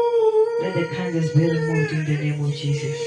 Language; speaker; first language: English; non-native, local second language; Zulu